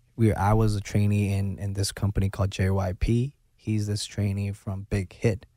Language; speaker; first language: English; non-native, local second language; Cantonese